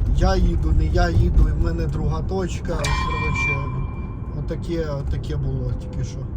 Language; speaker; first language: Ukrainian; non-native, local second language; Russian